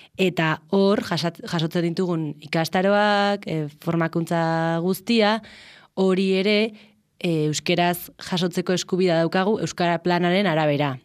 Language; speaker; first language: Basque; native; Basque